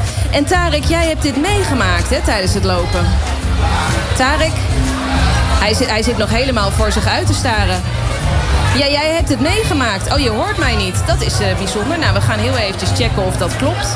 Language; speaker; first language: Dutch; native; Dutch